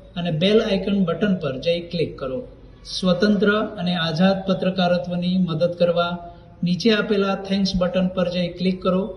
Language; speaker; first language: Gujarati; native; Gujarati